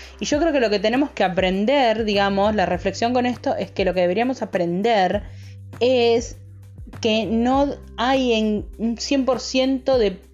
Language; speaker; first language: Spanish; native; Spanish